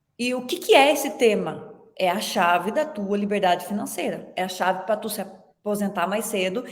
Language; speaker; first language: Portuguese; native; Portuguese